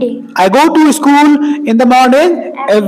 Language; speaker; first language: English; non-native, local second language; Hindi